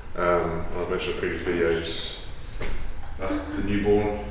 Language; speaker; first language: English; native; English